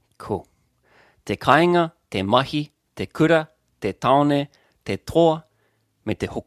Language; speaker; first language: Māori; non-native, learner; English